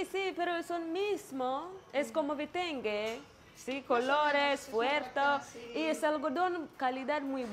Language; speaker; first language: Spanish; non-native, learner; Swahili